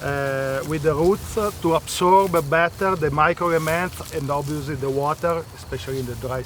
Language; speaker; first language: English; non-native, fluent; Italian